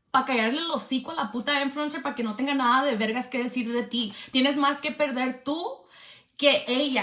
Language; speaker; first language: Spanish; early bilingual, heritage; Spanish